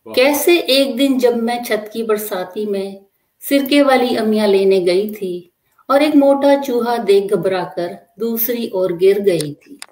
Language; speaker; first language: Hindi; native; Hindi